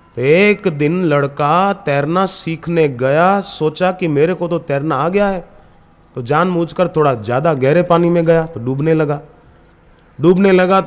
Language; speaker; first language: Hindi; native; Hindi